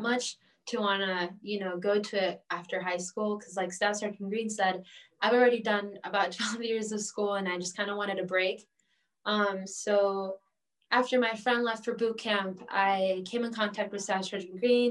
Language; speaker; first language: English; native; English